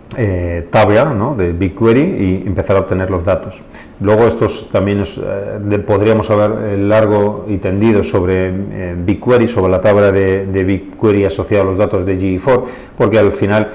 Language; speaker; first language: Spanish; native; Spanish